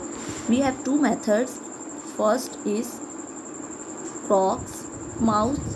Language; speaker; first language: English; non-native, local second language; Urdu